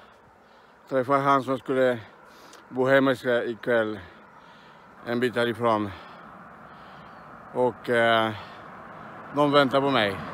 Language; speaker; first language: Swedish; non-native, learner; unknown